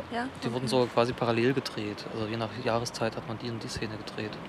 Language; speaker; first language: German; native; German